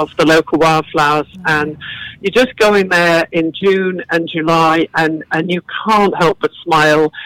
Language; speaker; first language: English; native; English